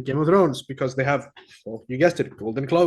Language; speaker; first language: English; non-native, fluent; Icelandic